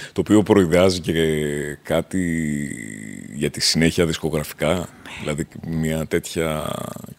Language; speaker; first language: Greek; native; Greek